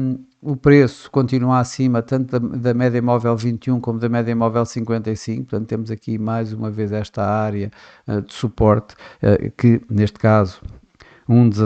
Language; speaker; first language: Portuguese; native; Portuguese